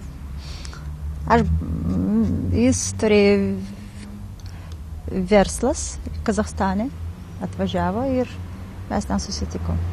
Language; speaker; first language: Lithuanian; non-native, learner; Kazakh